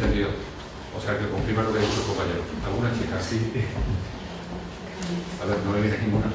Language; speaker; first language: Spanish; native; Spanish